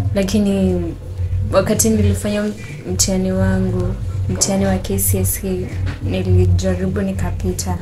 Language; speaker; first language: Swahili; non-native, local second language; Gusii